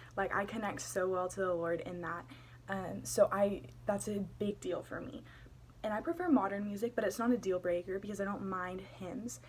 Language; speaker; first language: English; native; English